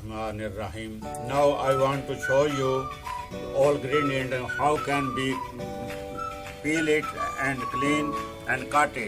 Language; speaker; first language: English; non-native, learner; Punjabi